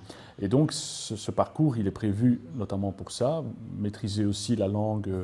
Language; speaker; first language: French; native; French